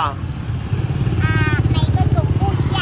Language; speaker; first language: Chinese; non-native, learner; Vietnamese